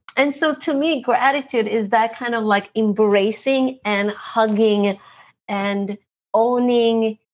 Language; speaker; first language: English; non-native, fluent; Turkish